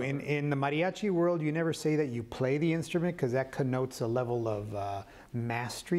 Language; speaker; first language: English; early bilingual, other home language; Spanish